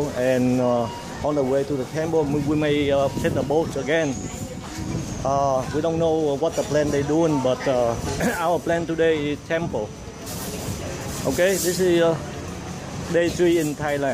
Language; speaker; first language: English; non-native, fluent; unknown